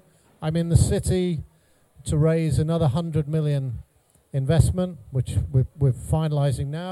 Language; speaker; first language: English; native; English